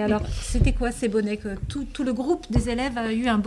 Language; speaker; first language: French; native; French